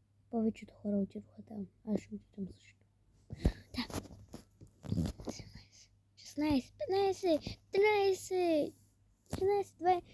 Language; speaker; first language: Bulgarian; early bilingual, heritage; Bulgarian